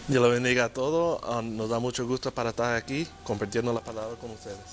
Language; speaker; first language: Spanish; early bilingual, heritage; Spanish